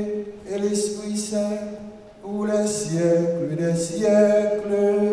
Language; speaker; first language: French; non-native, local second language; Haitian Creole